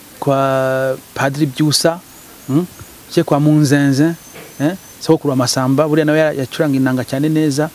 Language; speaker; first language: Kinyarwanda; early bilingual, heritage; Kinyarwanda